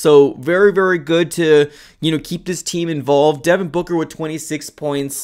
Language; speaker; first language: English; native; English